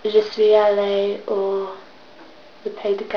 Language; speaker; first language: French; non-native, learner; English